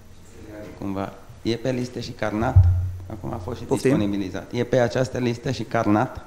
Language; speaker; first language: Romanian; native; Romanian